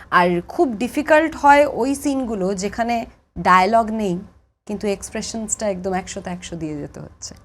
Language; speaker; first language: Bangla; native; Bangla